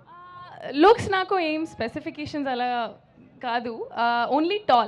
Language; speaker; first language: Telugu; non-native, fluent; Hindi